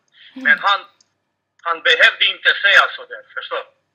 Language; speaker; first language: Swedish; non-native, fluent; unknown